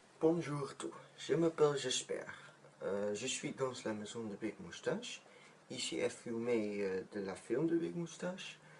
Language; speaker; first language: French; non-native, learner; Dutch